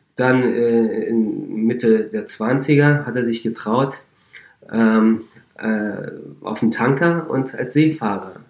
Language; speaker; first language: German; native; German